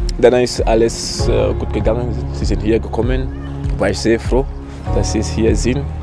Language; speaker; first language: German; non-native, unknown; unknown